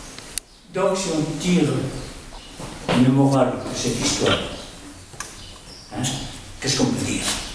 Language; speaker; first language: French; native; French